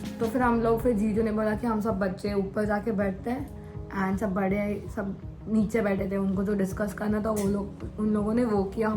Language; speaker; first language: Hindi; native; Hindi